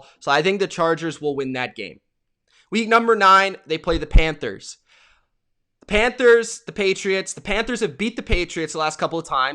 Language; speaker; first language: English; native; English